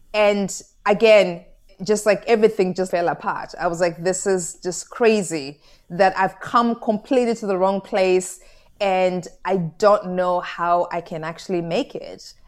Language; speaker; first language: English; non-native, local second language; Shona